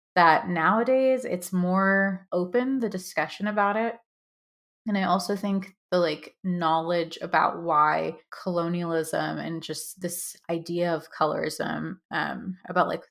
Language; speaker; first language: English; early bilingual, other home language; Hindi